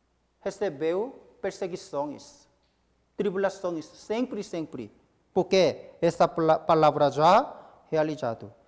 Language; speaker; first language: Portuguese; non-native, fluent; Korean